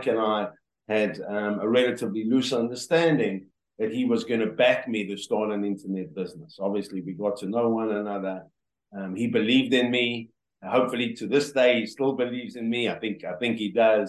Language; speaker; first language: English; native; English